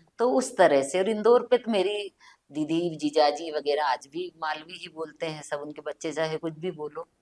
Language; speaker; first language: Hindi; native; Hindi